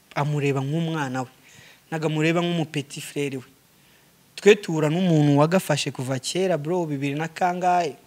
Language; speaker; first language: Kinyarwanda; early bilingual, heritage; Kinyarwanda